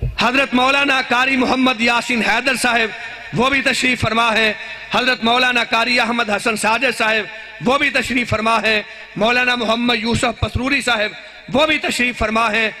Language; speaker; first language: Urdu; non-native, local second language; Punjabi